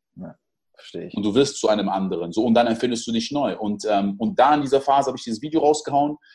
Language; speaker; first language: German; early bilingual, other home language; French